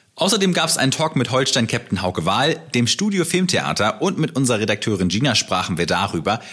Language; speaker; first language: German; native; German